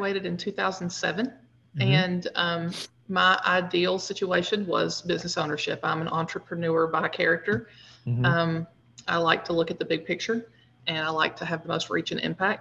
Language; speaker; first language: English; native; English